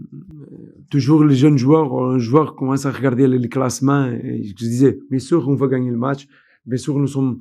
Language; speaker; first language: French; non-native, fluent; Portuguese